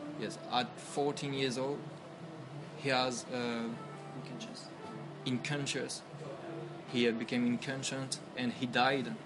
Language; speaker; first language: English; non-native, learner; French